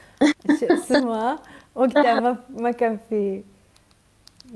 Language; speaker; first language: Arabic; native; Arabic